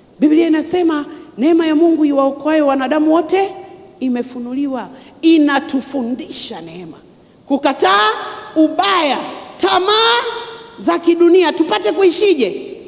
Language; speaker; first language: Swahili; native; Swahili